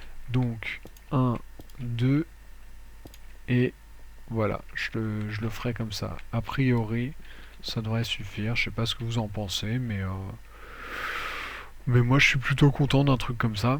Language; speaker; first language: French; native; French